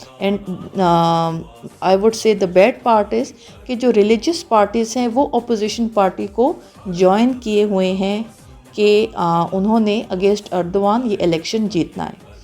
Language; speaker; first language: Urdu; native; Urdu